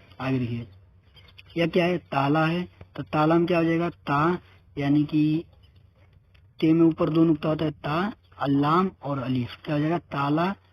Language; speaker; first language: Hindi; native; Hindi